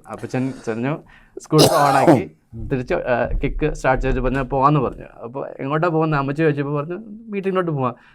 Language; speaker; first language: Malayalam; early bilingual, heritage; Malayalam